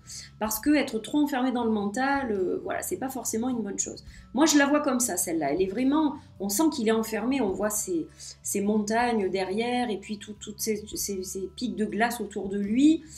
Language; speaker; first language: French; native; French